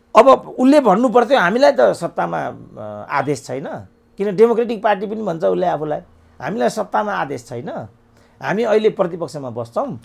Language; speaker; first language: Nepali; native; Nepali